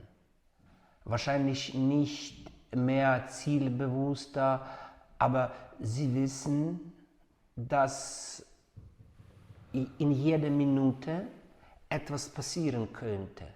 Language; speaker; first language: German; non-native, fluent; Ukrainian